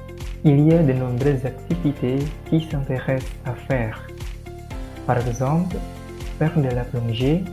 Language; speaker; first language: French; non-native, learner; Indonesian